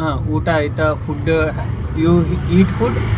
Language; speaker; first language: Kannada; non-native, learner; Telugu